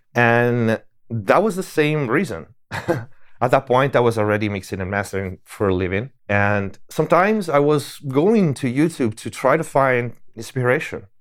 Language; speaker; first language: English; non-native, fluent; Italian